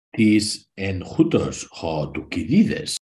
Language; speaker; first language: Greek; non-native, learner; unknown